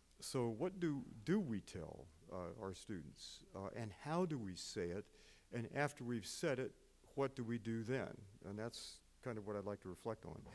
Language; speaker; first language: English; native; English